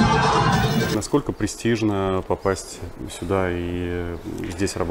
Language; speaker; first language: Russian; native; Russian